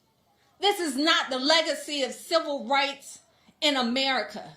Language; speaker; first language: English; native; English